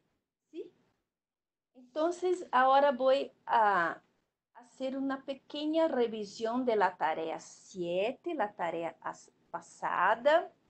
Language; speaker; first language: Spanish; non-native, learner; Portuguese